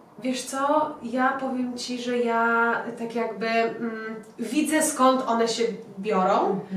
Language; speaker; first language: Polish; early bilingual, heritage; Polish